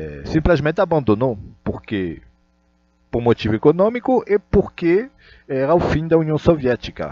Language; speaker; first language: Portuguese; non-native, fluent; Russian